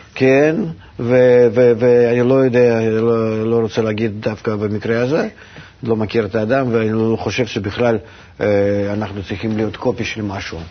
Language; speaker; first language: Hebrew; non-native, fluent; Russian